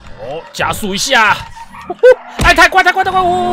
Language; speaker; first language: Chinese; native; Chinese